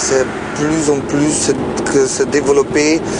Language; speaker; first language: French; non-native, learner; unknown